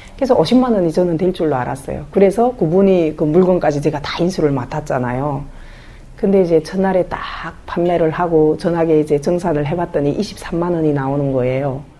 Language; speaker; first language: Korean; native; Korean